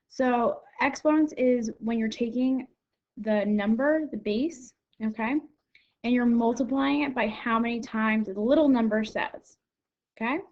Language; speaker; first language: English; native; English